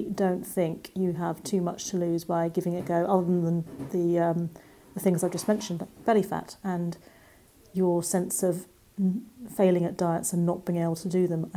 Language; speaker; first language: English; native; English